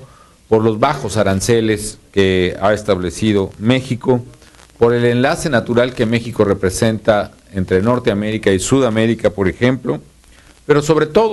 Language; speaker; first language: Spanish; native; Spanish